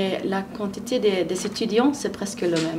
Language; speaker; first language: French; non-native, fluent; Swedish